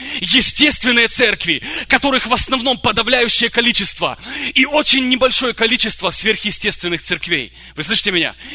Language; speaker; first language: Russian; early bilingual, other home language; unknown